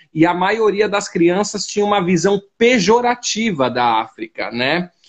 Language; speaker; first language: Portuguese; native; Portuguese